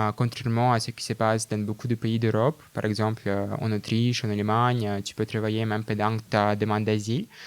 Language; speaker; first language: French; non-native, fluent; Russian